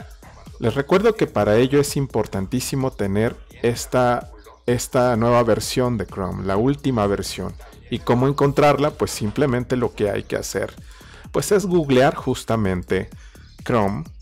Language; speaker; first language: Spanish; native; Spanish